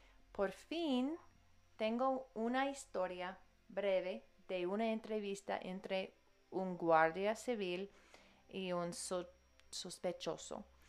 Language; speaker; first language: Spanish; non-native, fluent; English